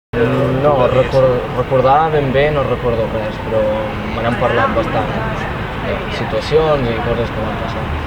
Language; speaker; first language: Catalan; early bilingual, other home language; Bosnian